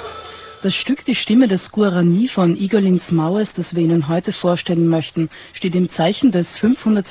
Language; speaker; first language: German; native; German